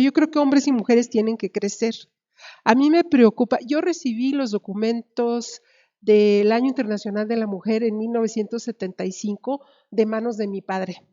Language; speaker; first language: Spanish; native; Spanish